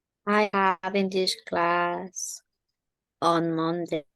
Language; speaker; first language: English; non-native, learner; Spanish